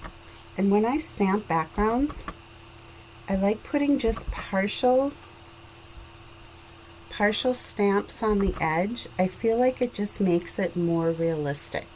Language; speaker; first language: English; native; English